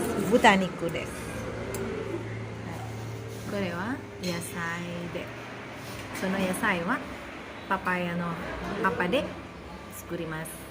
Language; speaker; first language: Japanese; non-native, learner; Indonesian